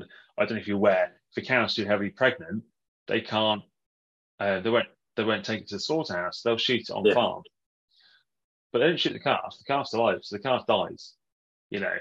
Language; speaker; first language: English; native; English